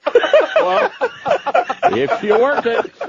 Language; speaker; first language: English; native; English